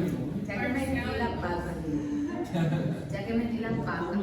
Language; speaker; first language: Spanish; native; Spanish